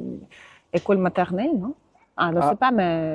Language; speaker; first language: French; non-native, fluent; Russian